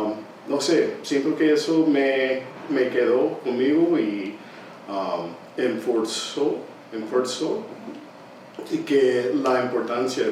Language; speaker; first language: Spanish; early bilingual, heritage; English